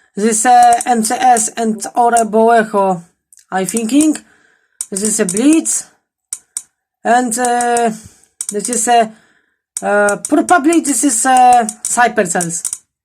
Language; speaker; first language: English; non-native, learner; Polish